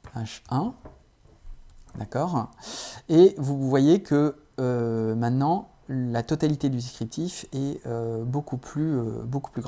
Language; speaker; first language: French; native; French